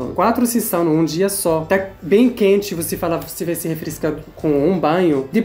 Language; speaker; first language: Portuguese; non-native, fluent; Arabic